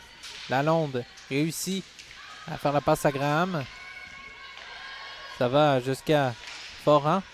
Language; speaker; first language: French; native; French